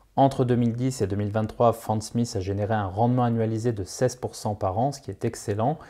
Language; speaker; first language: French; native; French